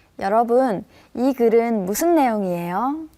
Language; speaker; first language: Korean; native; Korean